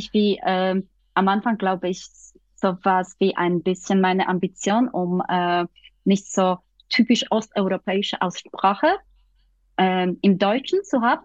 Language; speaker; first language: German; non-native, fluent; Polish